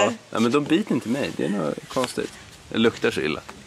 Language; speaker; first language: Swedish; native; Swedish